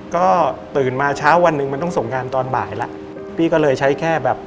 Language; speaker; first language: Thai; native; Thai